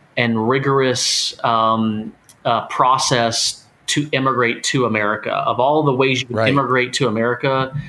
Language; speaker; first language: English; native; English